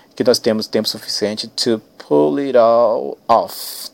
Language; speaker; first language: Portuguese; native; Portuguese